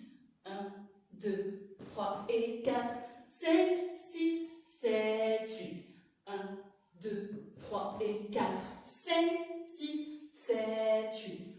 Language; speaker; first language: French; native; French